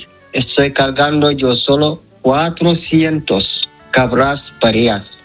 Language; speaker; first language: Spanish; non-native, learner; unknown